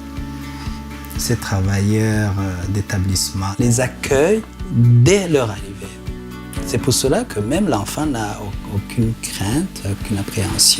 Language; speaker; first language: French; non-native, local second language; Rundi